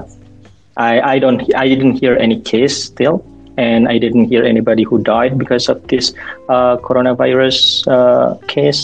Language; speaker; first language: English; non-native, fluent; Indonesian